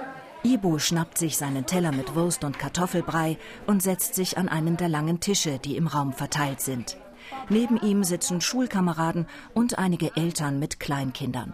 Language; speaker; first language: German; native; German